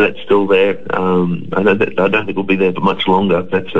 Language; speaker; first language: English; native; English